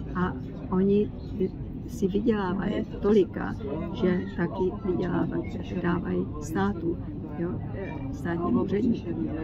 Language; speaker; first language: Czech; early bilingual, heritage; Czech